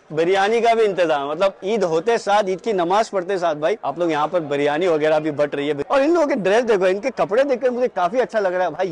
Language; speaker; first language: Hindi; non-native, local second language; Urdu